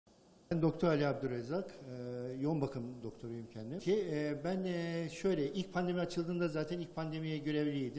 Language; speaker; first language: Turkish; non-native, fluent; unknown